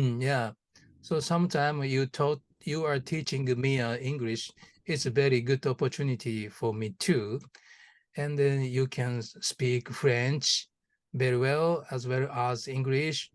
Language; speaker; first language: English; non-native, learner; Japanese